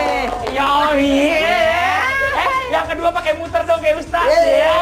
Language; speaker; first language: Indonesian; native; Indonesian